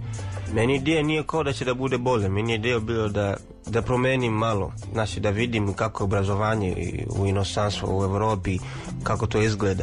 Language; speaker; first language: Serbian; non-native, fluent; Swahili